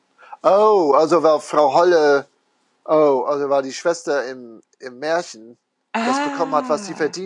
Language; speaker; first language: German; non-native, fluent; English